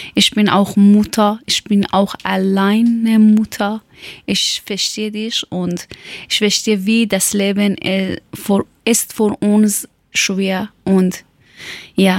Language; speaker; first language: German; non-native, learner; Persian